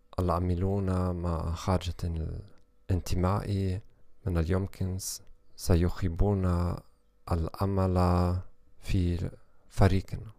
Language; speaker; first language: Arabic; non-native, learner; German